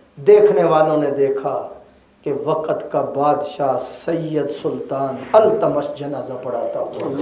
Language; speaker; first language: Urdu; non-native, local second language; Punjabi